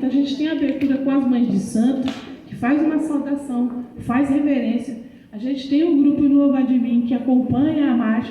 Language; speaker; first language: Portuguese; native; Portuguese